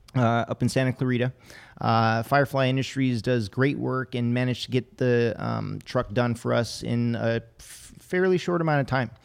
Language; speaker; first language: English; native; English